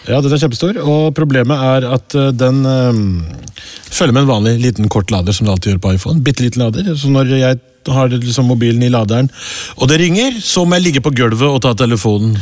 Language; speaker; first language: Norwegian; early bilingual, other home language; Urdu